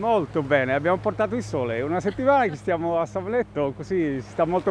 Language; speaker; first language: Italian; early bilingual, heritage; Italian